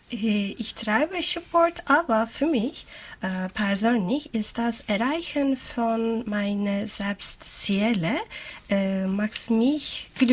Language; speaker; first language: German; non-native, learner; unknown